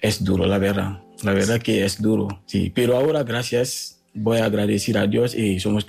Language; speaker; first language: Spanish; non-native, learner; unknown